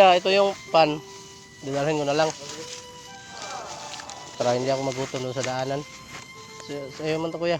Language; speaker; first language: Filipino; non-native, local second language; Cebuano